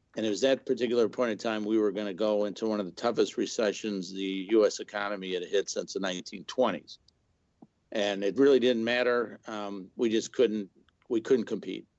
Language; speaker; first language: English; native; English